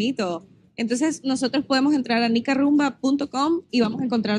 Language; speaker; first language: Spanish; native; Spanish